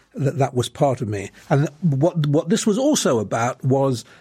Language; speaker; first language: English; early bilingual, other home language; Lithuanian